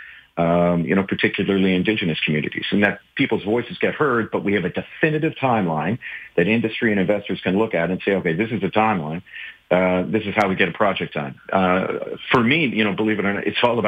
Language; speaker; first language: English; native; English